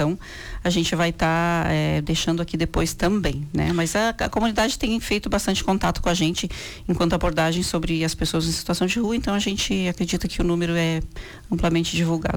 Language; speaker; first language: Portuguese; native; Portuguese